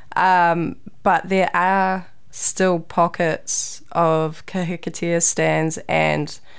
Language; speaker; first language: English; native; English